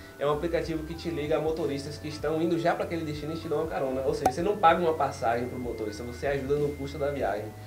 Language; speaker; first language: Portuguese; native; Portuguese